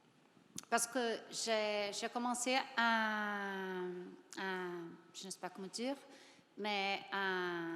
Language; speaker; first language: French; non-native, learner; Portuguese